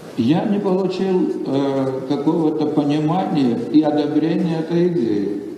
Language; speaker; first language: Russian; non-native, local second language; Armenian